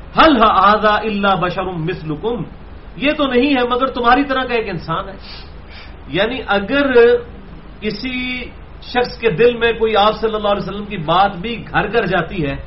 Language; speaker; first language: Urdu; non-native, local second language; Punjabi